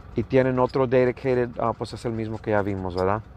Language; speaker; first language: Spanish; early bilingual, heritage; Spanish